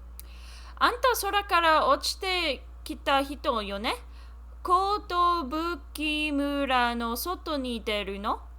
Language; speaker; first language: Japanese; non-native, learner; English